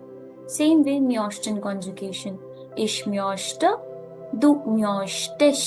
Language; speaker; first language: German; non-native, learner; Hindi